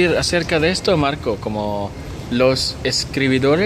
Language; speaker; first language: Spanish; non-native, fluent; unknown